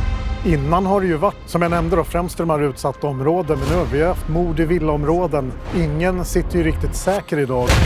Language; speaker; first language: Swedish; native; Swedish